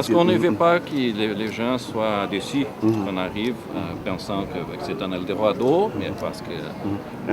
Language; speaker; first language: French; non-native, fluent; Portuguese